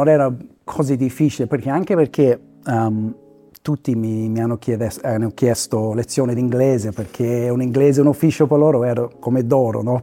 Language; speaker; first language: Italian; non-native, fluent; English